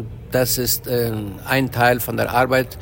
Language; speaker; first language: German; early bilingual, heritage; Low German